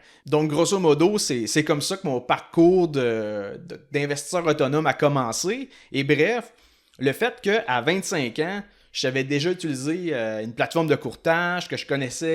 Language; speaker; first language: French; native; French